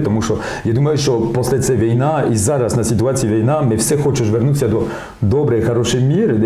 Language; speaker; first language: Ukrainian; non-native, learner; French